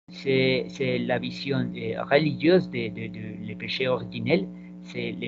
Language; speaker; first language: French; non-native, learner; Spanish